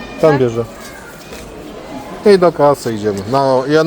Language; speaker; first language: Polish; native; Polish